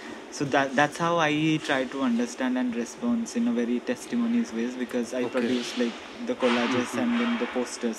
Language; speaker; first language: English; non-native, local second language; Odia